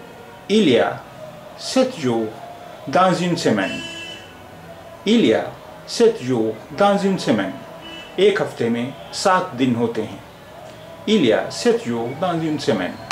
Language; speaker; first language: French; non-native, fluent; Urdu